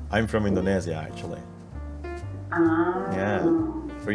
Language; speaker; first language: English; non-native, local second language; Indonesian